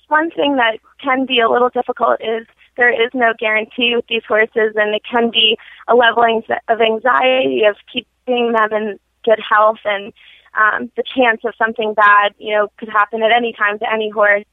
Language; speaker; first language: English; native; English